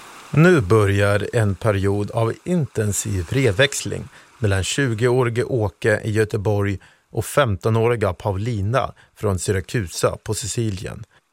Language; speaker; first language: Swedish; native; Swedish